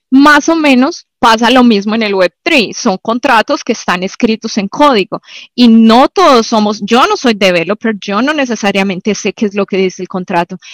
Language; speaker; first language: Spanish; native; Spanish